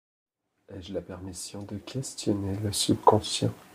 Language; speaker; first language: French; native; French